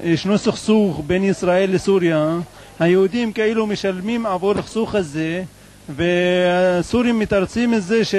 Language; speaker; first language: Hebrew; non-native, fluent; Arabic